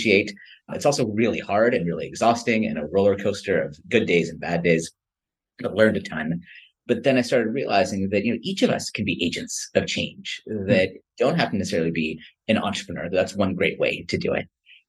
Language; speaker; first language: English; native; English